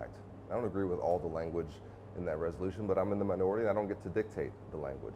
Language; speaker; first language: English; native; English